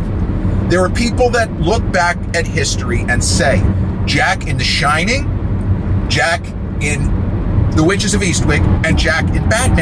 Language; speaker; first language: English; native; English